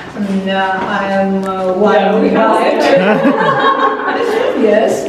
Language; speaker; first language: English; non-native, learner; Georgian